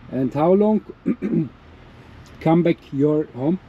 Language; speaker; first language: English; non-native, learner; Turkish